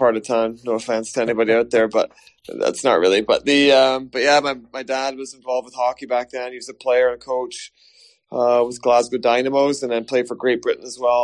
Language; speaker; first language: English; native; English